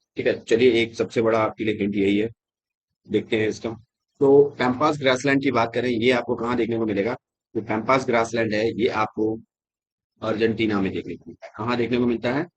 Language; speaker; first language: Hindi; native; Hindi